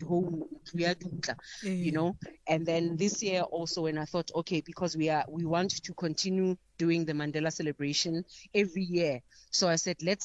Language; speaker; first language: English; non-native, local second language; Zulu